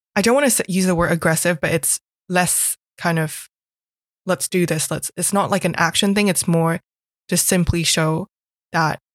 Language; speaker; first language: English; non-native, local second language; Cantonese